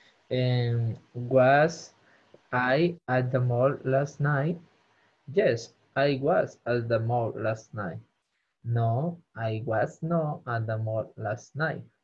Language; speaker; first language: English; non-native, learner; Spanish